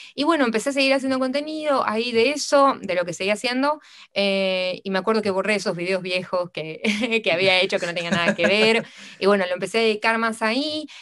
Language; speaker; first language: Spanish; native; Spanish